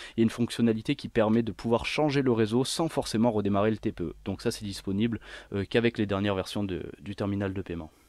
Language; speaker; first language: French; native; French